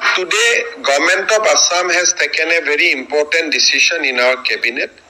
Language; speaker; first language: English; non-native, local second language; Assamese